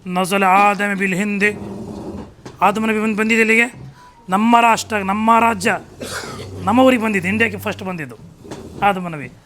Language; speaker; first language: Kannada; non-native, local second language; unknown